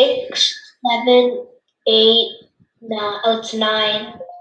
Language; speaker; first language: English; native; English